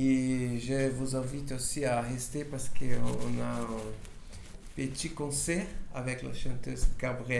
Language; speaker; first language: French; non-native, learner; Portuguese